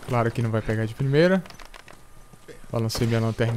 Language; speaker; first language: Portuguese; native; Portuguese